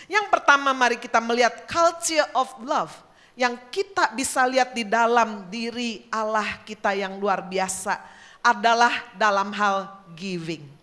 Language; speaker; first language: Indonesian; native; Indonesian